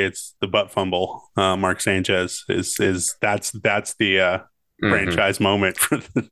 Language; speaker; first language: English; native; English